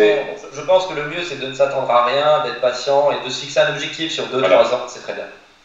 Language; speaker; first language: French; native; French